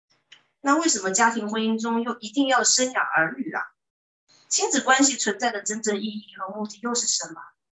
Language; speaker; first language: Chinese; native; Chinese